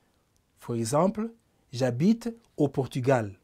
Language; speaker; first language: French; non-native, fluent; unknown